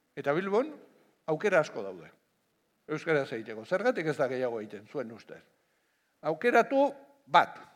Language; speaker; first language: Basque; non-native, local second language; Spanish